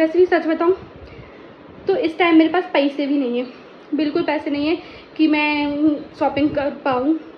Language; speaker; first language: Hindi; native; Hindi